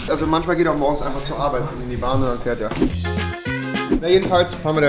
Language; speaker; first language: German; native; German